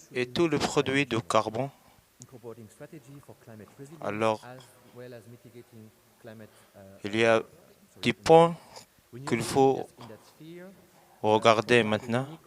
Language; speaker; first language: French; non-native, learner; Arabic